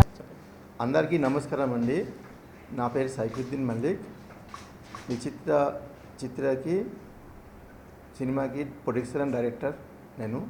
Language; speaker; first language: Telugu; non-native, local second language; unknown